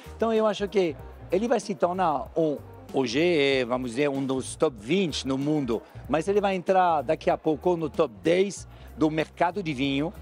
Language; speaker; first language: Portuguese; non-native, fluent; French